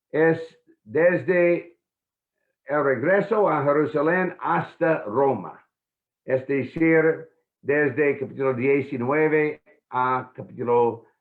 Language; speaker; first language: Spanish; non-native, fluent; English